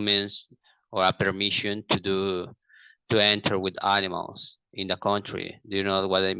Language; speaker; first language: English; non-native, learner; Portuguese